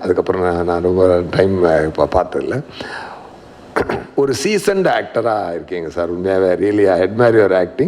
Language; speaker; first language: Tamil; native; Tamil